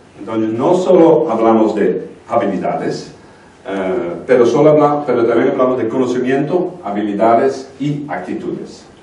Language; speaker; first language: Spanish; non-native, fluent; Dutch